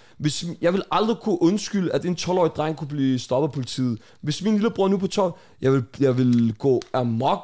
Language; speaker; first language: Danish; early bilingual, other home language; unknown